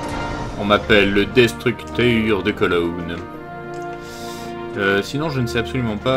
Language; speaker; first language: French; native; French